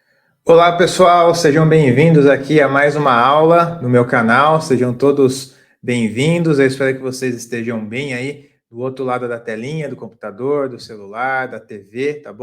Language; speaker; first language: Portuguese; native; Portuguese